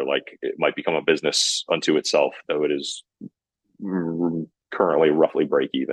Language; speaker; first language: English; native; English